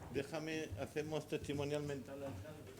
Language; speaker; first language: Spanish; native; Spanish